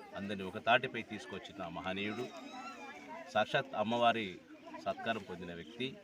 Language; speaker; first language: Telugu; non-native, local second language; Lambadi